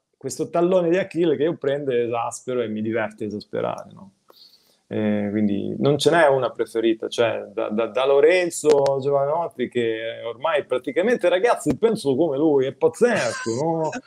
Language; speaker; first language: Italian; native; Italian